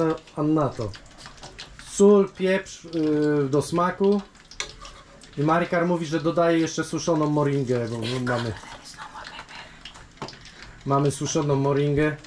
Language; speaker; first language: Polish; native; Polish